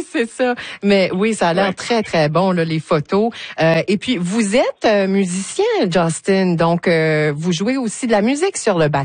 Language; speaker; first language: French; native; French